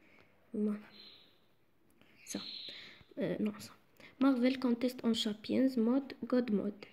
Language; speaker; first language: French; non-native, local second language; Arabic